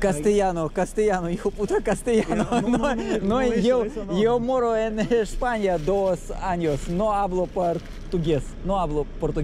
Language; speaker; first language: Spanish; non-native, learner; Russian